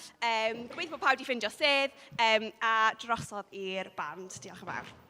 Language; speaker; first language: Welsh; non-native, local second language; English